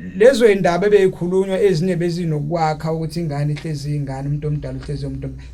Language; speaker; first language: Zulu; native; Zulu